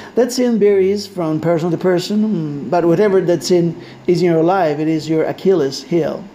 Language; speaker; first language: English; non-native, fluent; Spanish